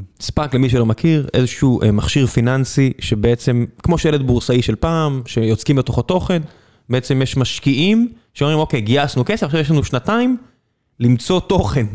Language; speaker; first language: Hebrew; native; Hebrew